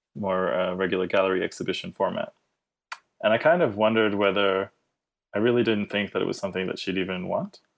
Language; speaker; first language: English; native; English